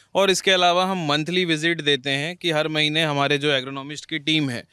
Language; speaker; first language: Hindi; native; Hindi